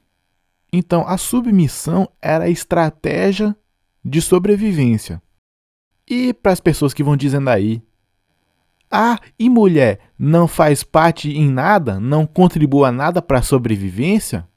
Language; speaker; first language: Portuguese; non-native, fluent; English